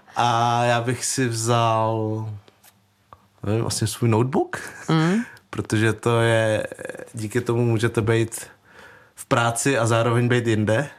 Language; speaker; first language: Czech; early bilingual, other home language; Vietnamese